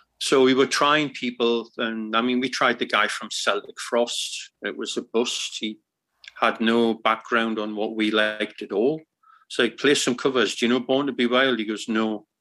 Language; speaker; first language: English; native; English